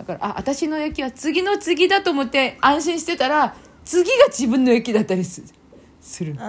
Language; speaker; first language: Japanese; non-native, fluent; Korean